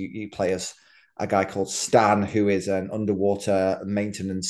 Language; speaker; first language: English; native; English